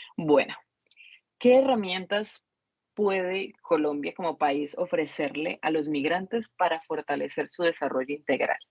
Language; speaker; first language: Spanish; native; Spanish